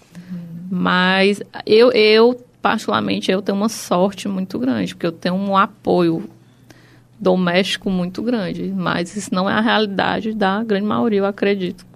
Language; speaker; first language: Portuguese; native; Portuguese